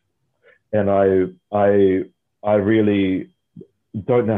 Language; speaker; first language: English; native; English